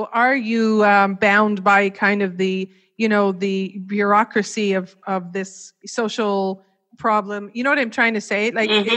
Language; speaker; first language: English; native; English